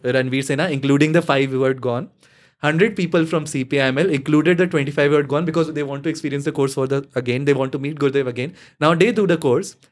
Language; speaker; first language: English; non-native, local second language; Punjabi